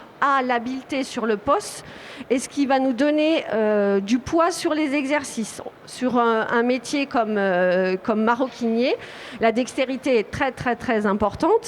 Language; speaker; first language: French; native; French